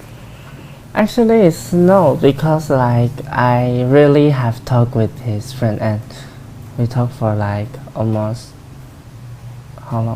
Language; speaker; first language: English; non-native, learner; Chinese